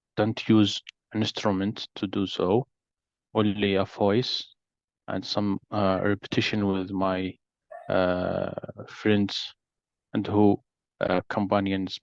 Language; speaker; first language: English; non-native, learner; Arabic